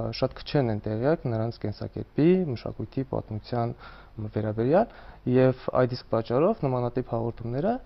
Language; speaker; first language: Armenian; non-native, local second language; Kurdish